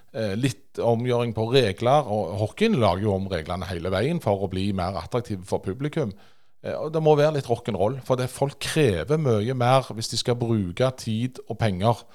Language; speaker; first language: Norwegian; native; Norwegian